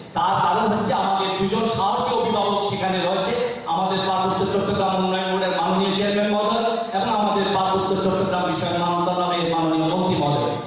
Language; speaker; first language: Bangla; non-native, local second language; Marma